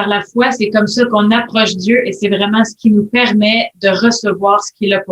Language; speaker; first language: French; native; French